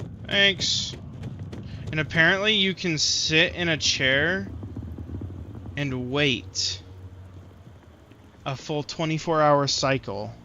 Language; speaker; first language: English; native; English